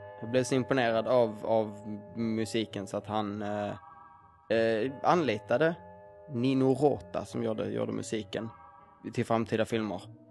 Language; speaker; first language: Swedish; native; Swedish